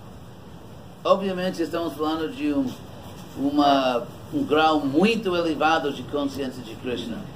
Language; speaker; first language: Portuguese; non-native, fluent; English